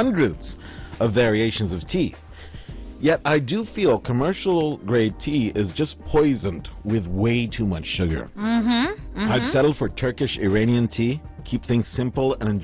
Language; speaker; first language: English; non-native, fluent; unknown